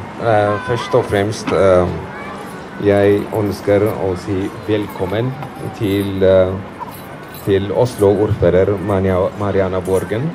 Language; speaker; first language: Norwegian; non-native, fluent; Amharic